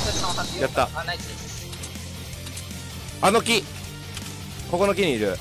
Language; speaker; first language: Japanese; native; Japanese